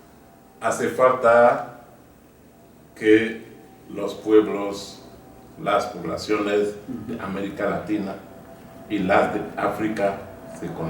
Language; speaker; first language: Spanish; non-native, fluent; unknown